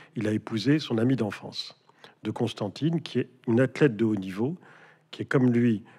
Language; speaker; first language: French; native; French